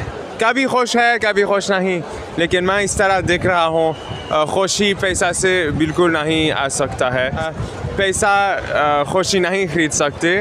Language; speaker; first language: Hindi; non-native, learner; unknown